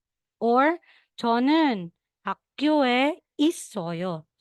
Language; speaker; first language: Korean; non-native, learner; Filipino